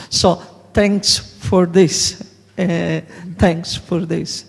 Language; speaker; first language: English; non-native, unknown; Italian